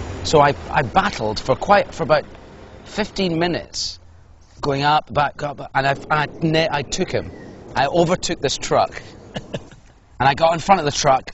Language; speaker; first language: English; native; English